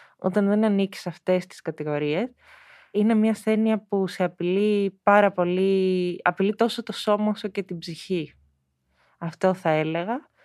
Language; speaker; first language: Greek; early bilingual, heritage; Greek